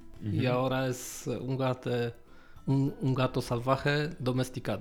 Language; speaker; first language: Spanish; non-native, learner; Polish